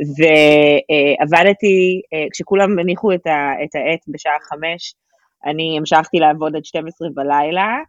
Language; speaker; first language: Hebrew; native; Hebrew